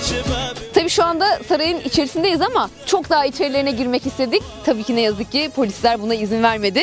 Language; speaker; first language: Turkish; native; Turkish